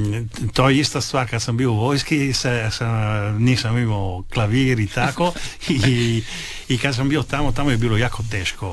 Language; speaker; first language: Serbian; early bilingual, heritage; Italian